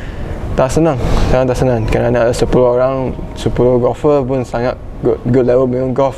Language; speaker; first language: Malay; non-native, local second language; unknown